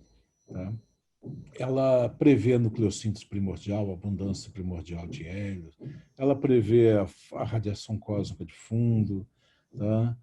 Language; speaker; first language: Portuguese; native; Portuguese